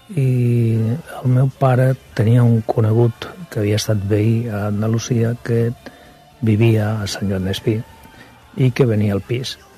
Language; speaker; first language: Catalan; non-native, local second language; Spanish